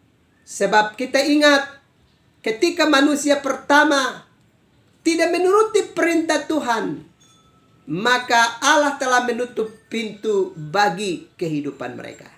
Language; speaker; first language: Indonesian; native; Indonesian